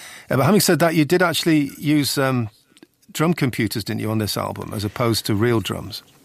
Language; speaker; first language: English; native; English